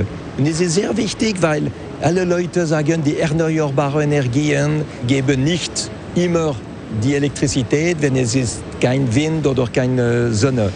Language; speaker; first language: German; non-native, local second language; French